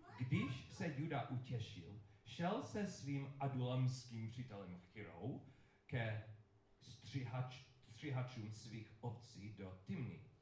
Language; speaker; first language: Czech; non-native, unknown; English